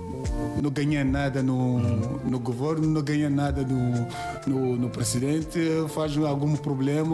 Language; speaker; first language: Portuguese; non-native, learner; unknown